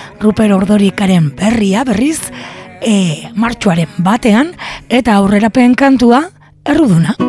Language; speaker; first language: Basque; native; Basque